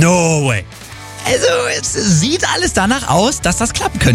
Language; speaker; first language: German; native; German